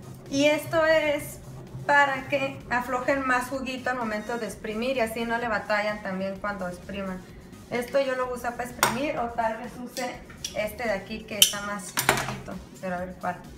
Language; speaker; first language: Spanish; early bilingual, heritage; Spanish